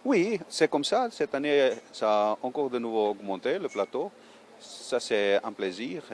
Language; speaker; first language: French; non-native, fluent; Italian